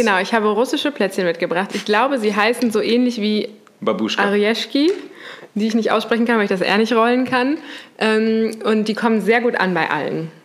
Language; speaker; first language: German; native; German